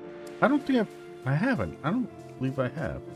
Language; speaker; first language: English; native; English